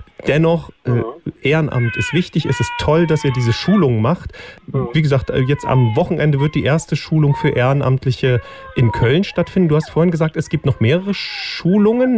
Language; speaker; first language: German; native; German